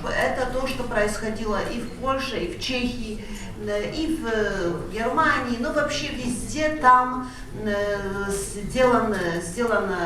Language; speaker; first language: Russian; non-native, fluent; Polish